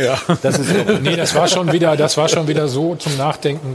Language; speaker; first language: German; native; German